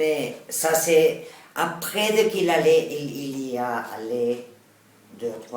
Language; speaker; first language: French; non-native, learner; Catalan